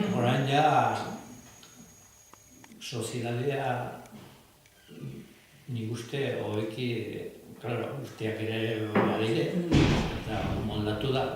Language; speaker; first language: Basque; native; Basque